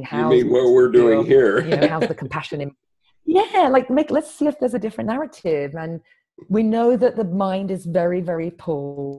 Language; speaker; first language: English; native; English